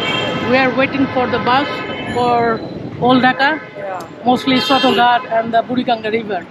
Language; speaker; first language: English; non-native, local second language; Bangla